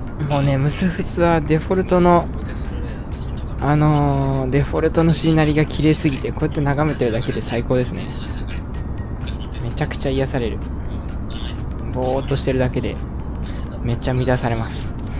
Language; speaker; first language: Japanese; native; Japanese